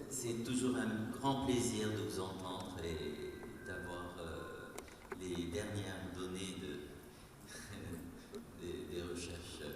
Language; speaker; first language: French; non-native, local second language; Arabic